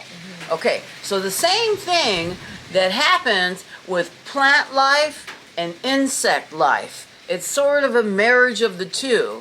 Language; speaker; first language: English; native; English